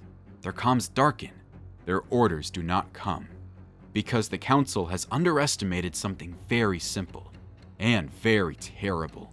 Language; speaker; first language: English; native; English